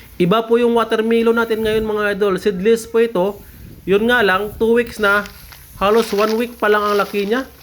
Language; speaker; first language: Filipino; non-native, local second language; Hiligaynon